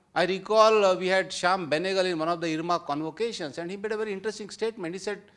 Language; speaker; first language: English; non-native, local second language; Marathi